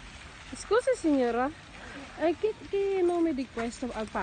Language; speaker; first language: Italian; non-native, learner; Filipino